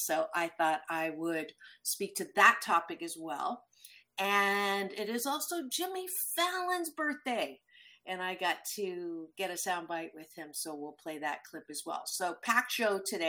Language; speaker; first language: English; native; English